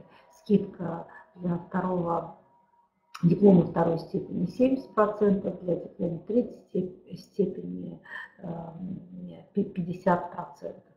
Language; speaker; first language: Russian; native; Russian